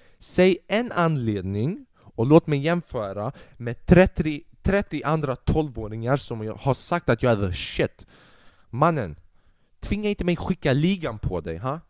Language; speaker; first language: Swedish; early bilingual, other home language; Albanian